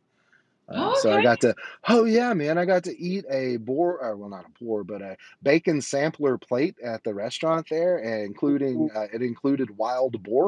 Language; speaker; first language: English; native; English